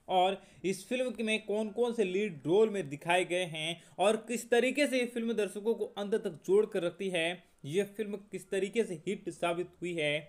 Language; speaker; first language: Hindi; native; Hindi